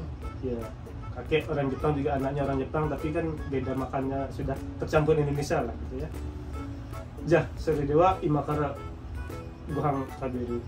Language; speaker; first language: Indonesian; non-native, fluent; Japanese